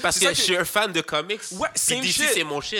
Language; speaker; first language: French; native; French